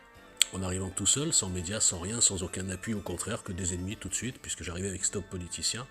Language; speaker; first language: French; native; French